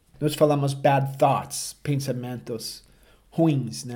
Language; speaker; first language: Portuguese; non-native, fluent; English